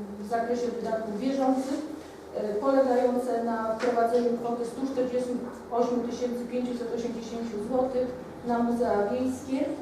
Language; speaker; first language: Polish; native; Polish